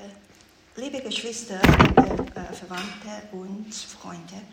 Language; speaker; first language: German; non-native, fluent; Chinese